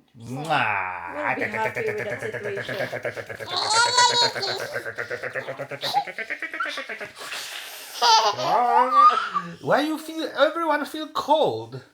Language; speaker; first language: English; non-native, learner; Polish